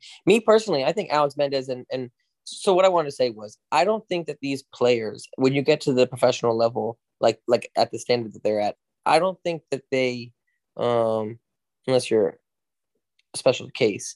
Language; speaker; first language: English; native; English